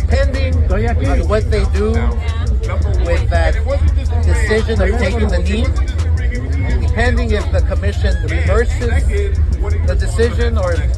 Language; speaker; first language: English; native; English